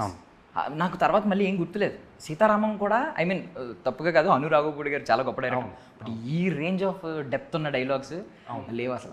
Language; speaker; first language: Telugu; native; Telugu